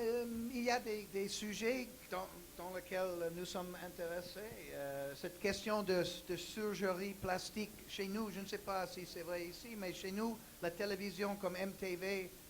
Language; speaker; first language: French; non-native, learner; English